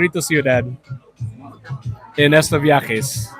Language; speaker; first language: Spanish; non-native, learner; English